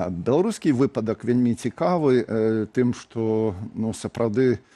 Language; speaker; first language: Belarusian; non-native, fluent; English